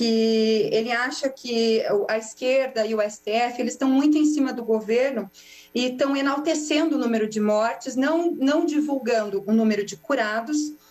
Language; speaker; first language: Portuguese; native; Portuguese